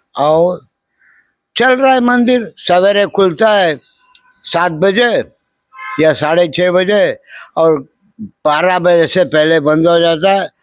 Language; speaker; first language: Hindi; non-native, local second language; Kannada